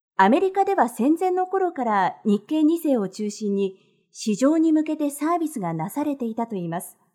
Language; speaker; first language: Japanese; native; Japanese